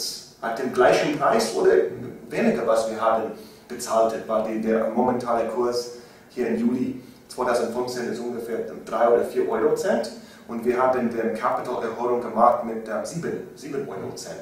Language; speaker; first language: German; non-native, learner; English